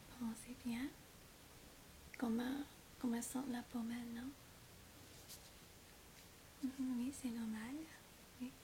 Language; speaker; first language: French; non-native, fluent; English